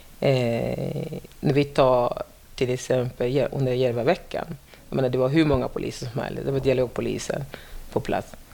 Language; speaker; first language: Swedish; non-native, fluent; French